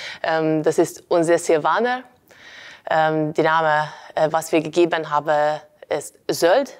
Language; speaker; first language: German; non-native, fluent; Hungarian